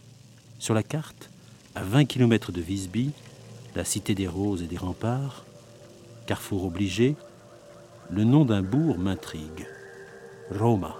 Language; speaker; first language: French; native; French